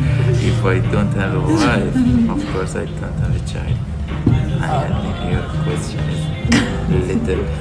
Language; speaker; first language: English; non-native, learner; Persian